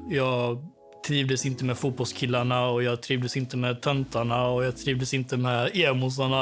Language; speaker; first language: Swedish; native; Swedish